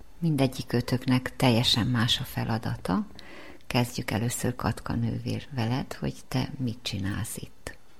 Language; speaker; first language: Hungarian; native; Hungarian